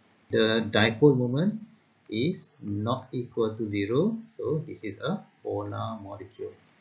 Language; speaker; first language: English; non-native, local second language; Malay